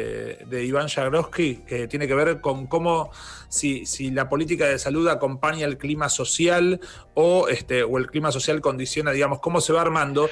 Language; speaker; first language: Spanish; native; Spanish